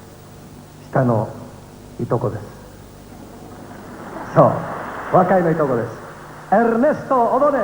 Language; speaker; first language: Japanese; non-native, learner; Spanish